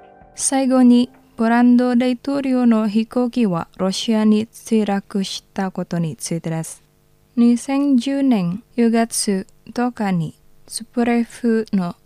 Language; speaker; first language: Japanese; non-native, learner; Indonesian